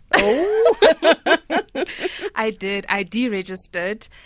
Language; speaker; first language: English; non-native, local second language; Tswana